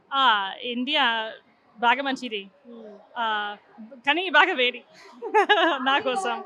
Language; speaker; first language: Telugu; non-native, learner; English